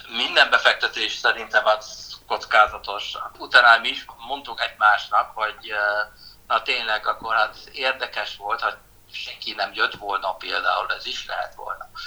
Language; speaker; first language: Hungarian; non-native, fluent; Dutch